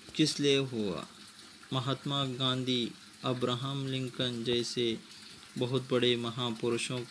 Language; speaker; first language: Hindi; non-native, local second language; Kannada